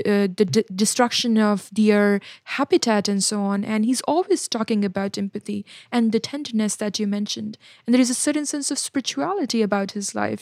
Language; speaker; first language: English; non-native, local second language; Hindi